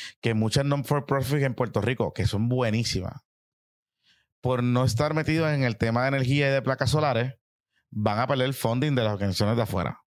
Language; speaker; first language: Spanish; native; Spanish